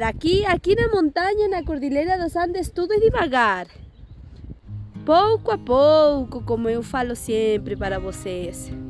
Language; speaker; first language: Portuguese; non-native, learner; Spanish